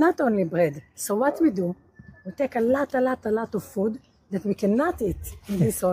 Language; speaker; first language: English; non-native, learner; Hebrew